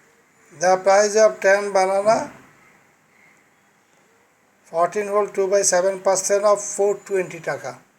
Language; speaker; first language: English; non-native, fluent; Bangla